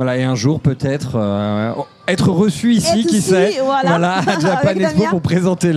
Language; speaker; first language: French; native; French